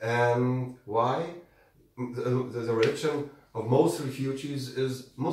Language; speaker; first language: English; non-native, learner; German